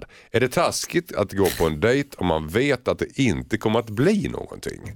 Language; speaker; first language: Swedish; native; Swedish